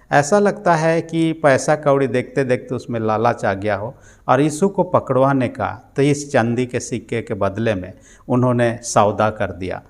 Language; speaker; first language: Hindi; non-native, local second language; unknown